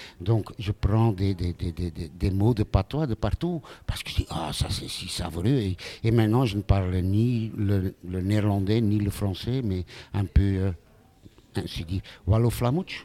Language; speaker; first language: French; non-native, local second language; Dutch